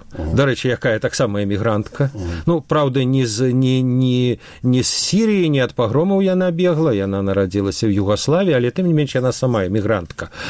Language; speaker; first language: Belarusian; non-native, local second language; Russian